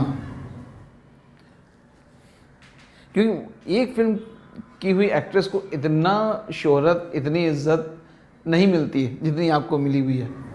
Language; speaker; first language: Hindi; native; Hindi